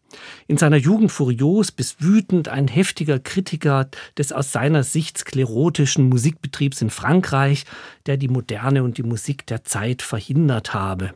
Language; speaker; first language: German; native; German